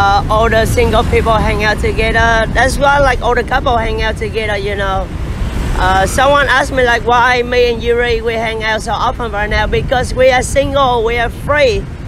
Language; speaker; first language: English; non-native, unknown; Vietnamese